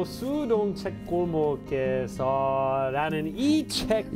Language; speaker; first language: Korean; non-native, fluent; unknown